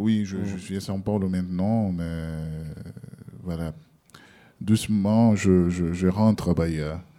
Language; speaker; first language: French; non-native, learner; Portuguese